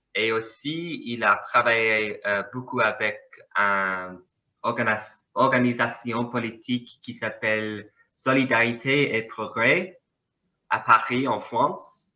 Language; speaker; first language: French; non-native, learner; English